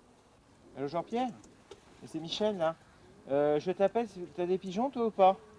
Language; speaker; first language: French; native; French